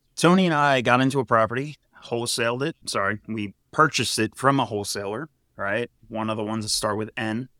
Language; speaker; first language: English; native; English